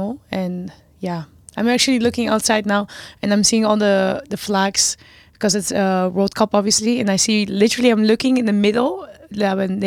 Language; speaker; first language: English; non-native, fluent; Spanish